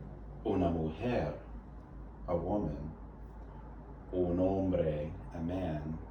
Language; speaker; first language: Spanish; non-native, learner; English